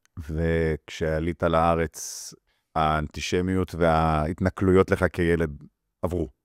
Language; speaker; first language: Hebrew; native; Hebrew